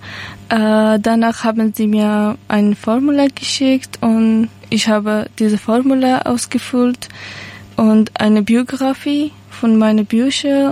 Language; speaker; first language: German; non-native, learner; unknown